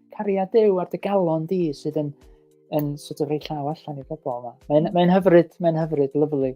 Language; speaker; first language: Welsh; native; Welsh